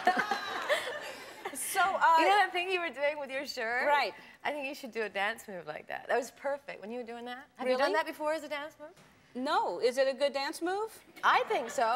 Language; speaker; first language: English; native; English